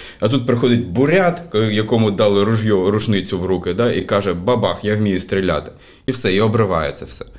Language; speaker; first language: Ukrainian; non-native, local second language; Russian